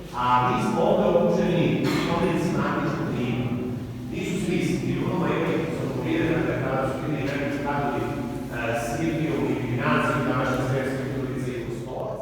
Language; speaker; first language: Bosnian; native; Bosnian